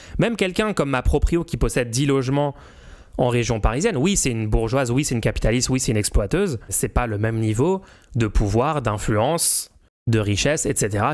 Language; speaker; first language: French; native; French